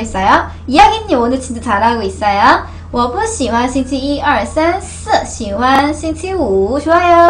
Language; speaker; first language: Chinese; non-native, fluent; Korean